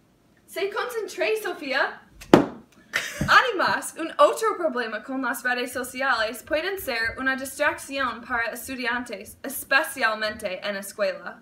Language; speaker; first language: Spanish; non-native, learner; English